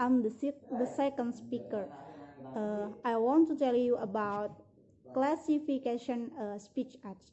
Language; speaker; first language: English; non-native, learner; Indonesian